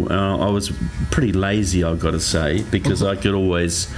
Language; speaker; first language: English; native; English